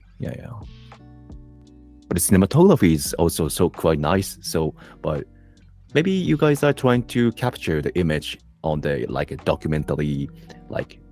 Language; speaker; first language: English; non-native, learner; Japanese